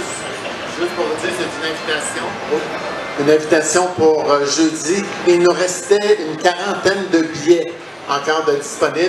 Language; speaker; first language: French; native; French